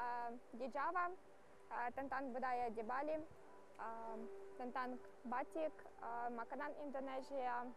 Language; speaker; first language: Indonesian; non-native, learner; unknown